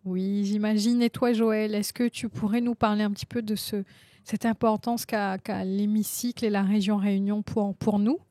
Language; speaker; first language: French; native; French